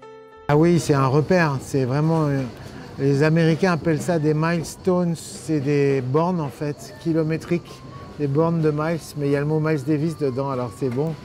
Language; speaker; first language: French; native; French